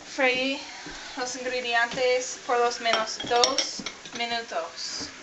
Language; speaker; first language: Spanish; non-native, learner; English